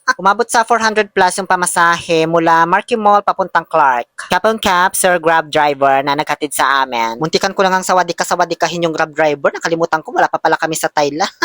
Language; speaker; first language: Filipino; native; Filipino